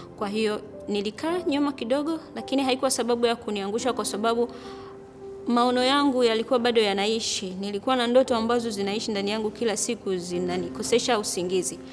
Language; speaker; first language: Swahili; native; Swahili